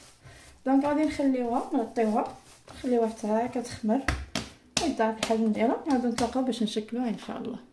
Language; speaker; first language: Arabic; native; Arabic